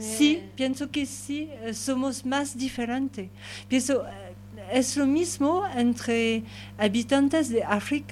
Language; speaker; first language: Spanish; non-native, learner; French